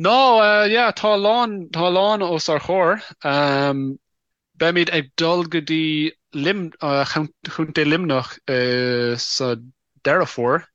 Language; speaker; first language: Irish; non-native, local second language; English